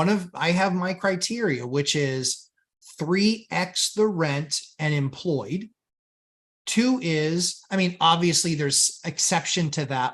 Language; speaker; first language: English; native; English